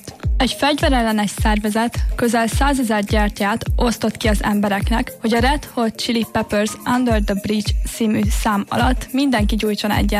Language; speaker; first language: Hungarian; native; Hungarian